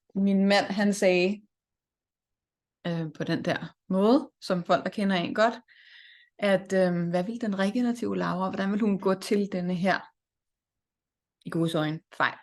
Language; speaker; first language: Danish; native; Danish